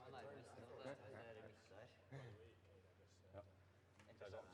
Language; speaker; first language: Norwegian; native; Norwegian